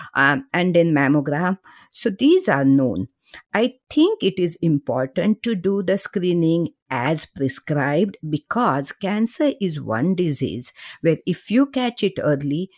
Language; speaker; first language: English; non-native, local second language; Marathi